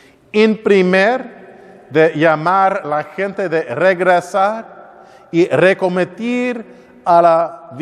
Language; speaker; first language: Spanish; non-native, learner; English